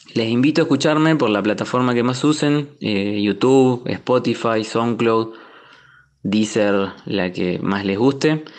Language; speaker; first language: Spanish; native; Spanish